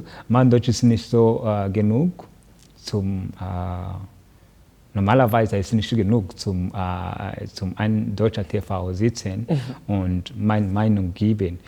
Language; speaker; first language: German; non-native, learner; Kinyarwanda